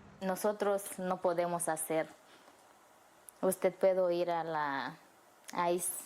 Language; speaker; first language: Spanish; non-native, learner; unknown